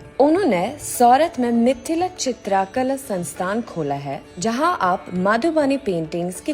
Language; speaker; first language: Hindi; native; Hindi